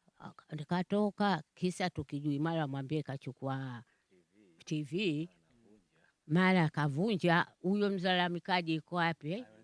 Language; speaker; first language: Swahili; native; Swahili